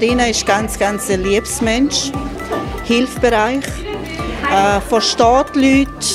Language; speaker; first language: German; non-native, learner; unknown